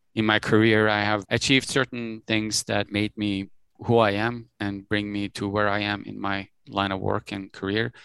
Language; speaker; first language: English; early bilingual, other home language; Persian